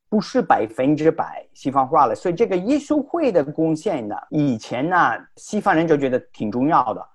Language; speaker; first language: Chinese; non-native, fluent; Italian